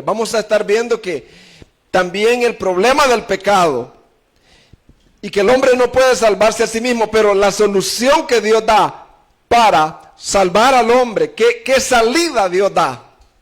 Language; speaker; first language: Spanish; native; Spanish